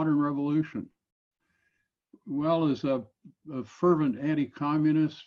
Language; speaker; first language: English; native; English